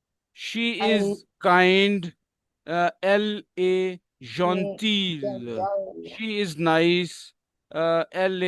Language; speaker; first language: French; non-native, learner; Urdu